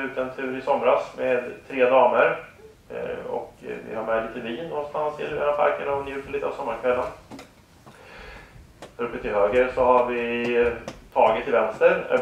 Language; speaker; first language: Swedish; native; Swedish